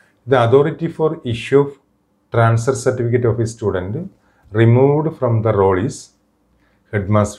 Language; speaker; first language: English; non-native, local second language; Malayalam